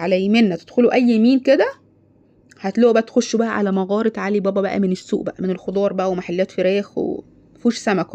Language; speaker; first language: Arabic; native; Arabic